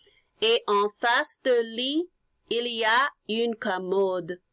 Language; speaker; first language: French; non-native, learner; English